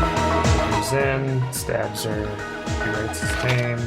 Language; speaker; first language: English; native; English